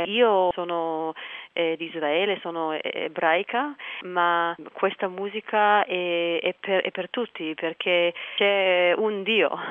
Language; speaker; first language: Italian; non-native, fluent; Hebrew